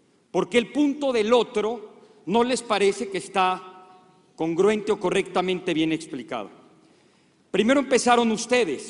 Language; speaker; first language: Spanish; native; Spanish